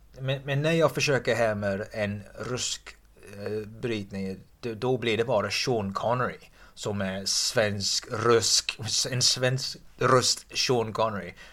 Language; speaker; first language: Swedish; non-native, fluent; English